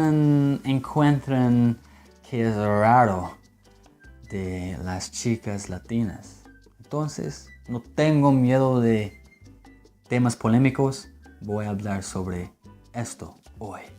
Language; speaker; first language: Spanish; non-native, fluent; English